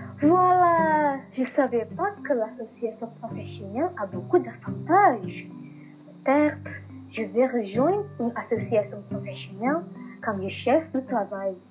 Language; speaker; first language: French; non-native, learner; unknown